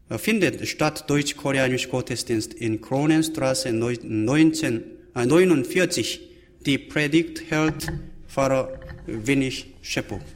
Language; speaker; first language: German; non-native, fluent; Korean